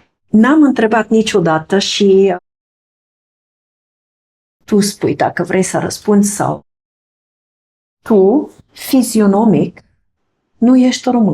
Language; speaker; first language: Romanian; non-native, fluent; German